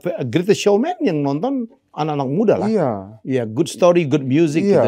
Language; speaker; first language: Indonesian; native; Indonesian